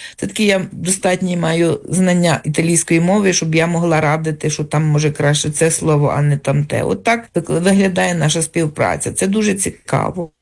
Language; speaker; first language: Ukrainian; native; Ukrainian